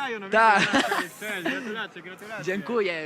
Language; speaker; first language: Polish; early bilingual, heritage; Spanish